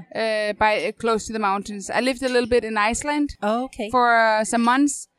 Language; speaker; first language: English; non-native, fluent; Danish